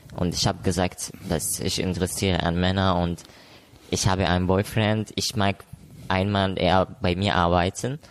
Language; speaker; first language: German; non-native, learner; Arabic